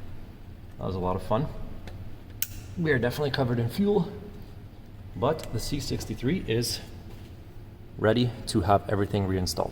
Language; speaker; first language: English; native; English